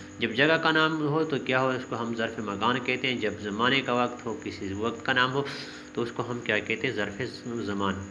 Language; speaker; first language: Urdu; non-native, local second language; Pashto